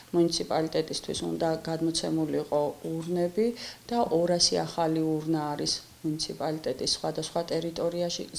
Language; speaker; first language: Georgian; native; Georgian